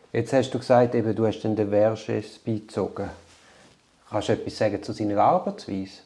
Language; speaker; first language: German; native; German